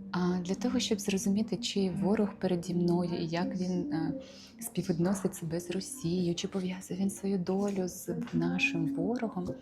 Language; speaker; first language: Ukrainian; non-native, local second language; Russian